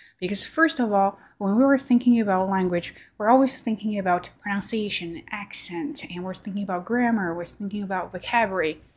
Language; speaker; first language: English; non-native, fluent; Chinese